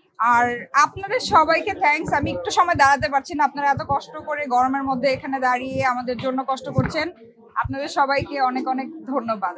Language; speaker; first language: Bangla; native; Bangla